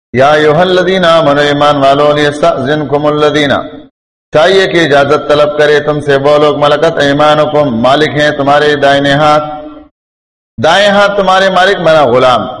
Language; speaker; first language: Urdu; non-native, local second language; Pashto